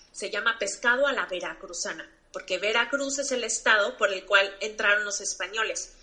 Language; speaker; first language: Spanish; native; Spanish